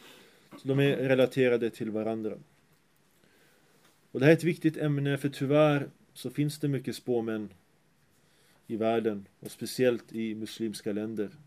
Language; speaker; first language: Swedish; early bilingual, other home language; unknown